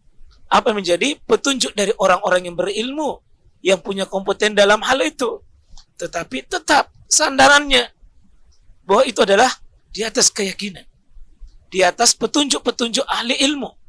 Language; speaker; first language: Indonesian; native; Indonesian